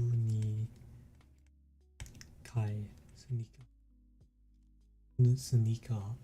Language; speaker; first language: Japanese; non-native, learner; English